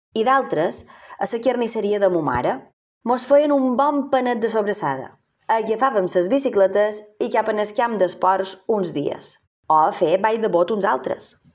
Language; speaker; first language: Catalan; native; Catalan